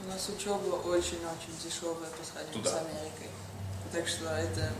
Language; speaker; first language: Russian; early bilingual, heritage; Russian